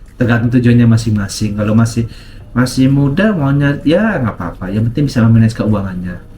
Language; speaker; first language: Indonesian; non-native, local second language; Sundanese